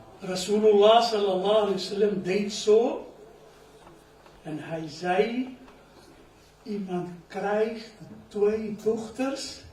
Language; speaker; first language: Dutch; non-native, learner; Urdu